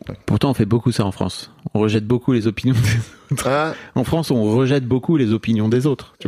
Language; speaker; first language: French; native; French